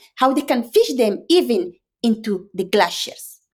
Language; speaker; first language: English; non-native, fluent; Fula